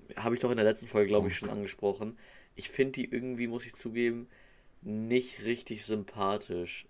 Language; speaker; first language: German; native; German